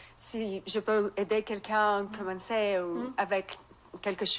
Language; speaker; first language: French; non-native, learner; Russian